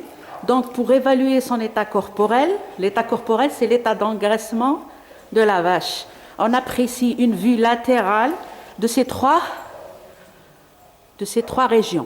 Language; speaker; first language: French; non-native, local second language; Arabic